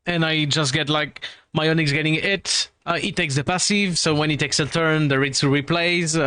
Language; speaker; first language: English; non-native, fluent; French